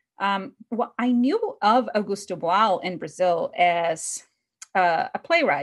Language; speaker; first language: English; non-native, fluent; Portuguese